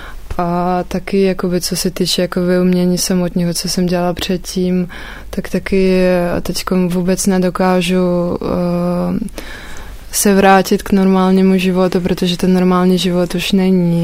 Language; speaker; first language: Czech; non-native, fluent; Russian